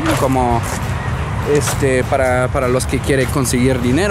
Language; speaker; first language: Spanish; non-native, fluent; German